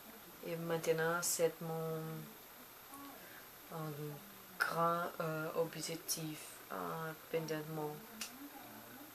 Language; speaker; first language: French; non-native, learner; Portuguese